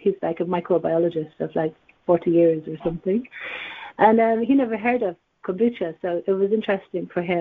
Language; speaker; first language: English; native; English